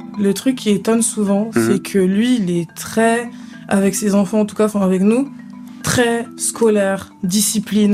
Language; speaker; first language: French; native; French